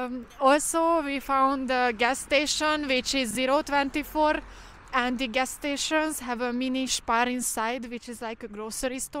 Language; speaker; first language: English; non-native, fluent; Hungarian